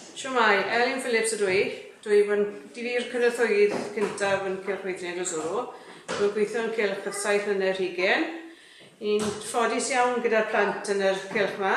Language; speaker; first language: Welsh; native; Welsh